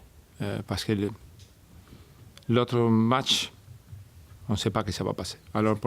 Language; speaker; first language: French; non-native, fluent; Spanish